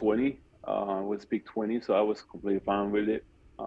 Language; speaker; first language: English; non-native, fluent; French